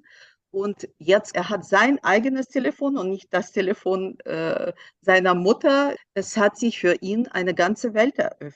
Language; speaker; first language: German; non-native, fluent; Russian